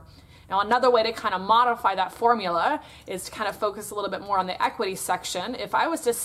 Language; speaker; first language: English; native; English